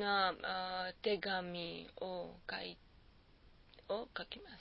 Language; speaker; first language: Japanese; non-native, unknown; Georgian